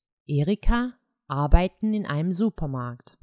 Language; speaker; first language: German; non-native, fluent; Croatian